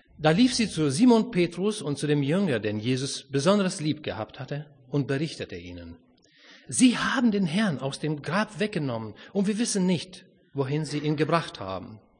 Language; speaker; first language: German; non-native, fluent; Romanian